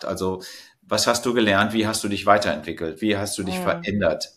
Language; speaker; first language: German; native; German